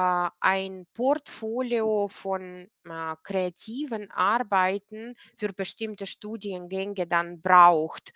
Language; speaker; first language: German; non-native, fluent; Ukrainian